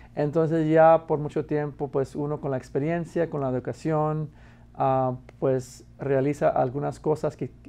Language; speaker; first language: Spanish; non-native, fluent; English